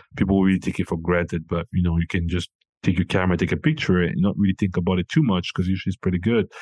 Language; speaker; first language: English; non-native, local second language; French